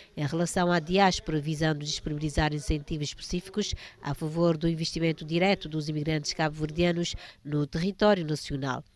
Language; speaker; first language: Portuguese; non-native, local second language; Kabuverdianu